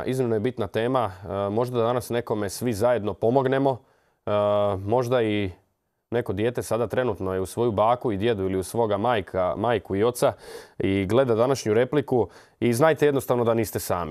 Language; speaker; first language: Serbian; native; Serbian